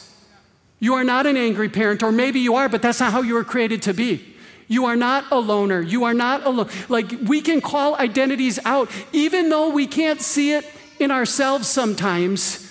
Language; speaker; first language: English; native; English